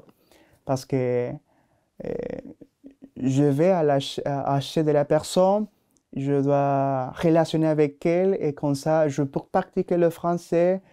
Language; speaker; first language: French; non-native, learner; Spanish